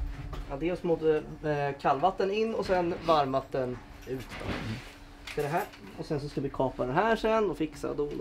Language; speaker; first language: Swedish; native; Swedish